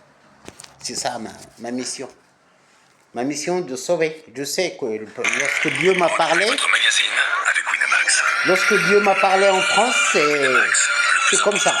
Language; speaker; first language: French; non-native, local second language; Arabic